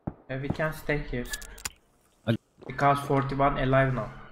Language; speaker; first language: English; non-native, learner; Turkish